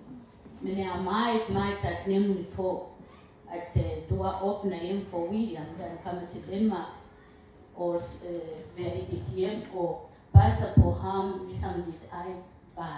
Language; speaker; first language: Danish; non-native, learner; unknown